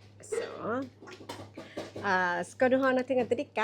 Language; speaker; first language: Swedish; non-native, fluent; Thai